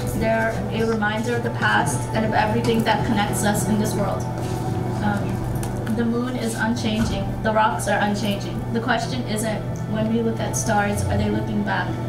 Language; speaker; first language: English; native; English